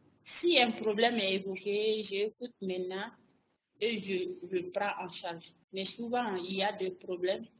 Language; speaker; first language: French; non-native, local second language; Bambara